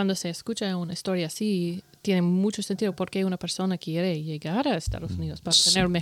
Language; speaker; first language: Spanish; non-native, learner; English